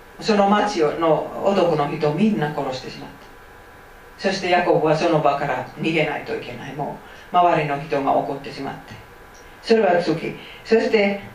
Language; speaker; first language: Japanese; non-native, fluent; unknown